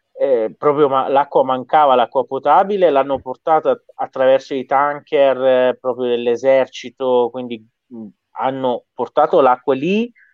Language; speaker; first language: Italian; non-native, fluent; Persian